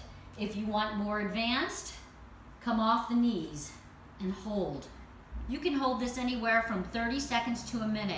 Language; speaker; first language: English; native; English